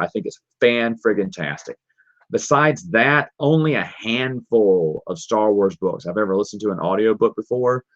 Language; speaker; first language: English; native; English